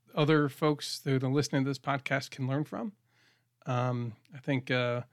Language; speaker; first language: English; native; English